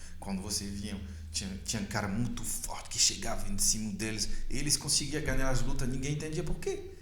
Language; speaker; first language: Portuguese; non-native, fluent; French